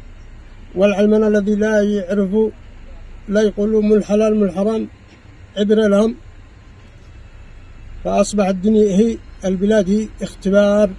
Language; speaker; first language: Arabic; native; Arabic